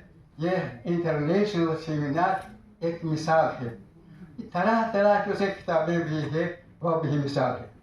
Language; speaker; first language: Hindi; non-native, fluent; Tajik